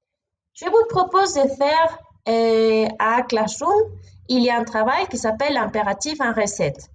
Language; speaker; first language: French; non-native, fluent; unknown